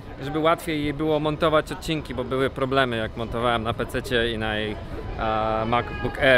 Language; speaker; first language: Polish; native; Polish